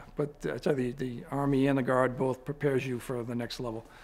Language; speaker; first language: English; native; English